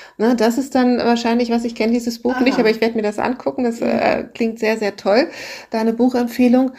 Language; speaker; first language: German; native; German